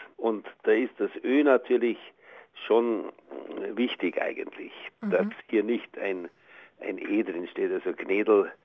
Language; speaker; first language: German; native; German